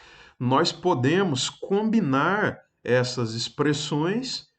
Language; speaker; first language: Portuguese; native; Portuguese